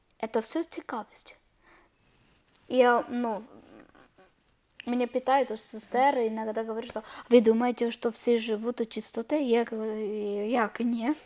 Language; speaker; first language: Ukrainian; non-native, learner; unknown